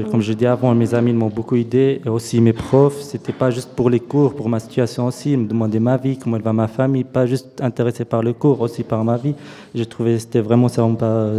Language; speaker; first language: French; non-native, fluent; Arabic